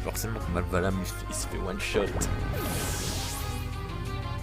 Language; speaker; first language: French; native; French